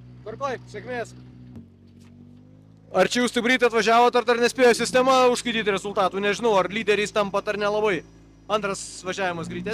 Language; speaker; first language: Lithuanian; native; Lithuanian